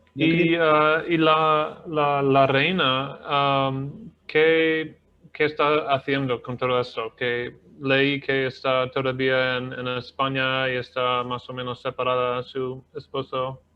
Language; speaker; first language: Spanish; non-native, fluent; English